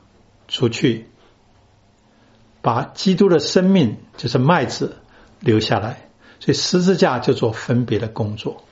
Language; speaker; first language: Chinese; native; Chinese